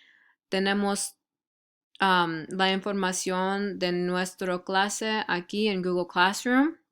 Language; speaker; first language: Spanish; non-native, fluent; English